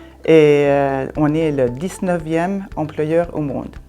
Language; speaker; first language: French; non-native, fluent; Swedish